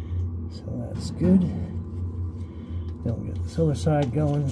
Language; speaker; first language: English; native; English